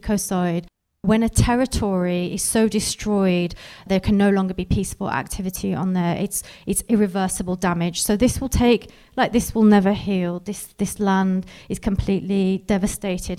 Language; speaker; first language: English; native; English